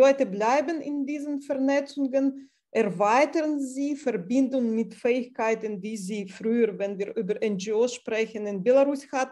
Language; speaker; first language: German; non-native, fluent; Russian